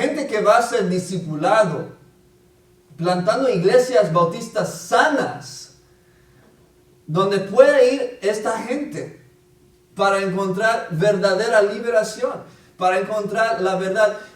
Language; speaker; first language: Spanish; non-native, fluent; English